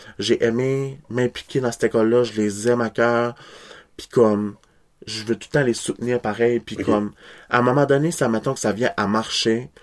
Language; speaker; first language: French; native; French